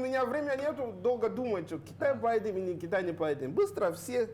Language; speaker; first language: Russian; non-native, learner; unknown